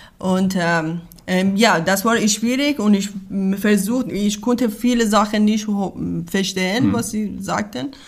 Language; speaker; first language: German; non-native, learner; Persian